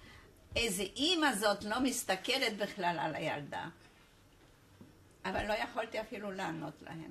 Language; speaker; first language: Hebrew; non-native, fluent; Polish